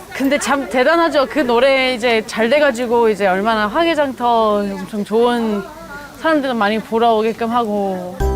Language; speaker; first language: Korean; non-native, fluent; English